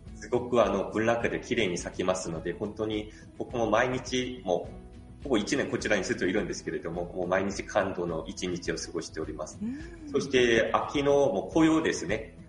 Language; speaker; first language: Japanese; non-native, fluent; Korean